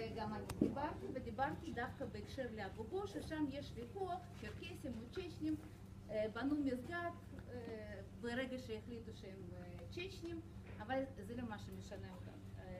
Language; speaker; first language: Hebrew; non-native, fluent; Russian